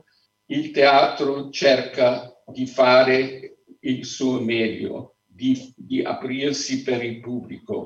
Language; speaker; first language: Italian; non-native, fluent; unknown